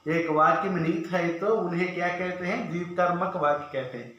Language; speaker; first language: Hindi; non-native, local second language; Telugu